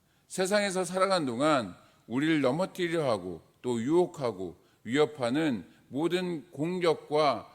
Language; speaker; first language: Korean; native; Korean